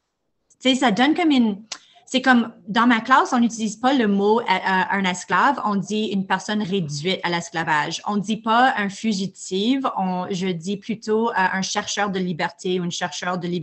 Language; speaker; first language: French; non-native, fluent; English